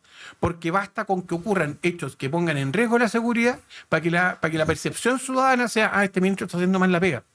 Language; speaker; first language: Spanish; native; Spanish